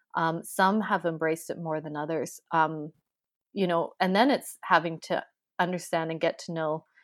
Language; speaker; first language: English; native; English